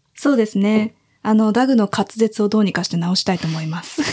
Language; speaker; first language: Japanese; native; Japanese